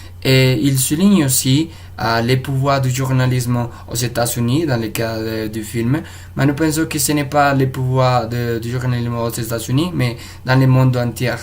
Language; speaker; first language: French; non-native, fluent; Spanish